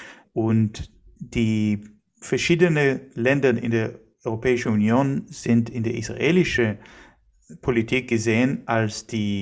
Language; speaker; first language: German; non-native, fluent; Hebrew